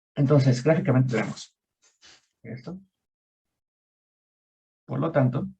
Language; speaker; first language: Spanish; native; Spanish